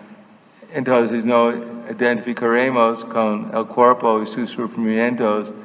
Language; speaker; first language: Spanish; non-native, fluent; English